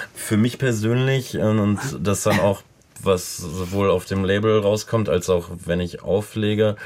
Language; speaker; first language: German; native; German